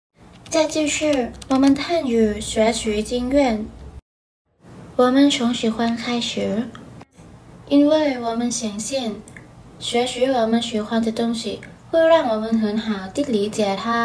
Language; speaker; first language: Chinese; non-native, learner; Thai